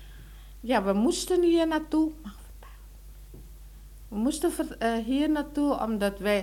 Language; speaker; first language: Dutch; non-native, local second language; Indonesian